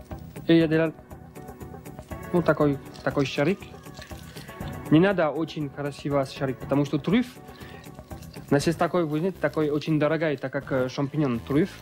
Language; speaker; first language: Russian; non-native, learner; French